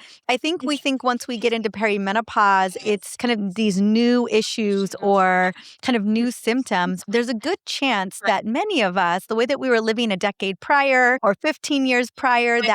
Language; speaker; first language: English; native; English